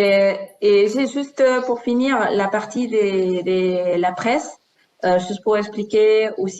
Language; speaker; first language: French; non-native, fluent; Spanish